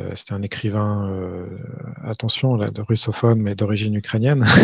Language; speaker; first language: French; native; French